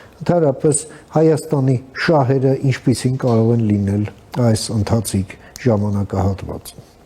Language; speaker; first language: Armenian; native; Armenian